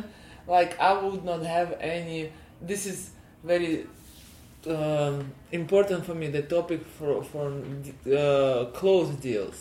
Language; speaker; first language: English; non-native, fluent; Russian